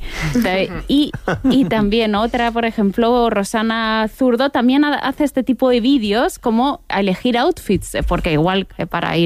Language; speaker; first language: Spanish; native; Spanish